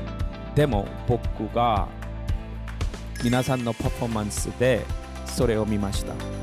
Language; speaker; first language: Japanese; non-native, fluent; Korean